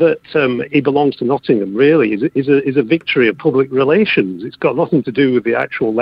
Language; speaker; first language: English; native; English